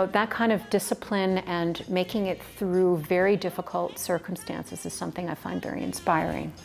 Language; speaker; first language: English; native; English